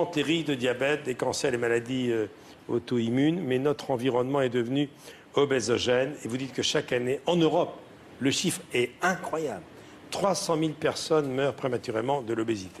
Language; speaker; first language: French; native; French